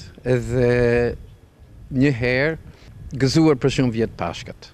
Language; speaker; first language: Albanian; non-native, fluent; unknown